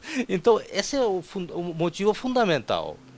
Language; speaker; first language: Portuguese; non-native, fluent; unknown